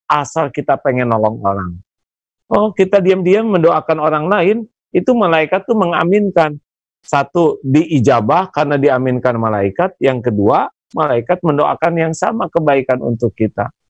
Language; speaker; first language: Indonesian; non-native, local second language; Sundanese